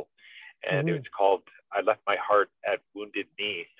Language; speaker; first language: English; native; English